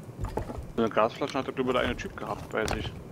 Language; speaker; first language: German; native; German